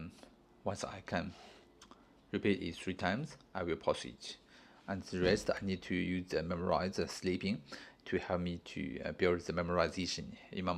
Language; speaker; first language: English; non-native, learner; Chinese